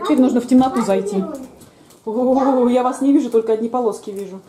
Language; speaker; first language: Russian; native; Russian